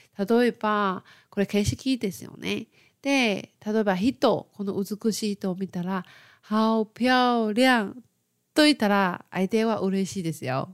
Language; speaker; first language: Japanese; non-native, fluent; Chinese